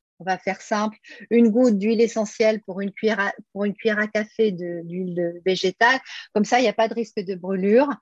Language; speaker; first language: French; native; French